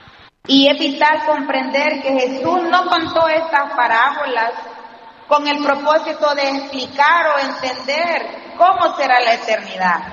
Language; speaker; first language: Spanish; native; Spanish